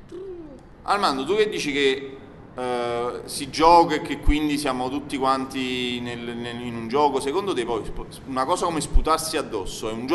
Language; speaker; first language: Italian; native; Italian